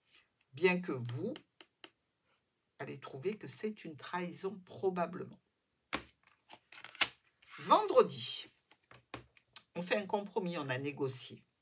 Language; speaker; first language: French; native; French